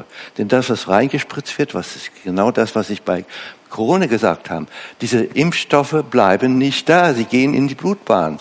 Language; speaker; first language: German; non-native, fluent; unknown